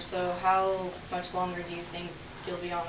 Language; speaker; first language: English; native; English